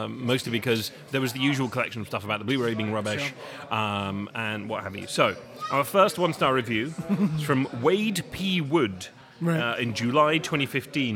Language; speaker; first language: English; native; English